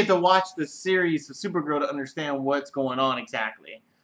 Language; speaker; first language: English; native; English